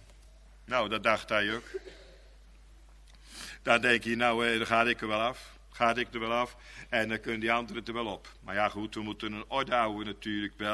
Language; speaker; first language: Dutch; native; Dutch